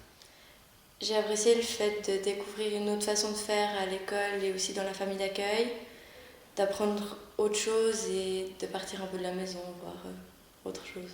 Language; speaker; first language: French; native; French